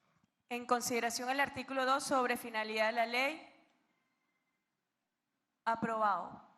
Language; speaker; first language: Spanish; native; Spanish